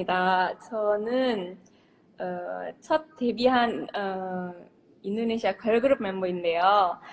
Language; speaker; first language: Korean; non-native, fluent; Indonesian